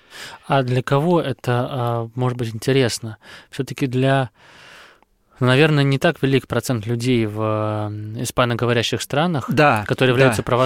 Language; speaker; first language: Russian; native; Russian